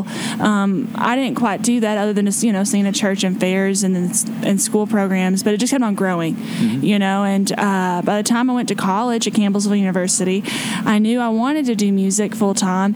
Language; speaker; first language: English; native; English